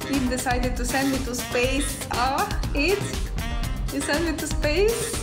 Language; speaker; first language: English; non-native, fluent; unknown